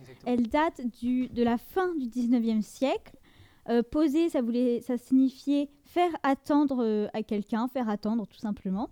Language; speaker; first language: French; native; French